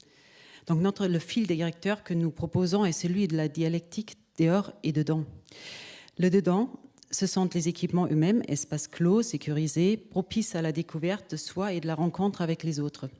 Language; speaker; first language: French; native; French